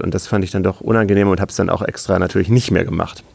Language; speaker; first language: German; native; German